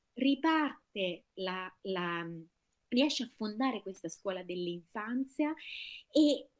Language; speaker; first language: Italian; native; Italian